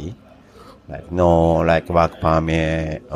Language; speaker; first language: English; non-native, fluent; Japanese